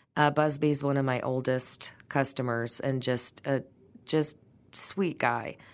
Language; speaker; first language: English; native; English